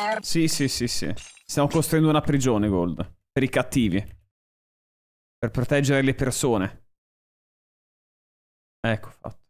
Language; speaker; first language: Italian; native; Italian